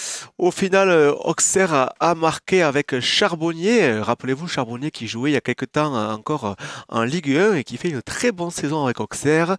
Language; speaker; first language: French; native; French